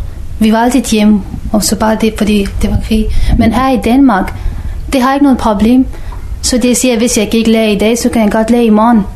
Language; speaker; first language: Danish; non-native, learner; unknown